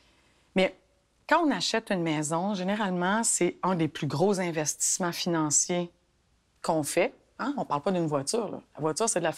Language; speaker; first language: French; native; French